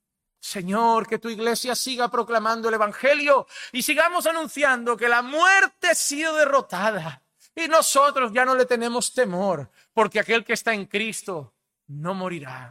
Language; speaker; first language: Spanish; native; Spanish